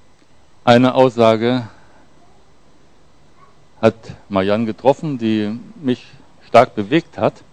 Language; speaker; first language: German; native; German